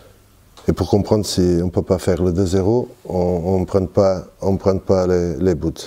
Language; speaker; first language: French; non-native, fluent; Portuguese